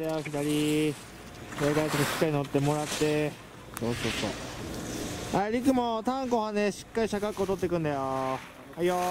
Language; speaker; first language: Japanese; native; Japanese